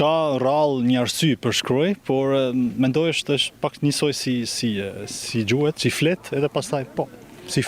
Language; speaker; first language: Albanian; non-native, learner; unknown